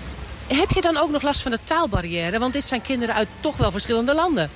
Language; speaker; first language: Dutch; native; Dutch